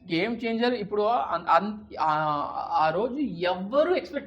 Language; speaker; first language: Telugu; non-native, local second language; Tamil